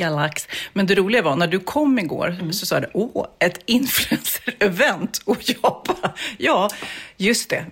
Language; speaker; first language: Swedish; native; Swedish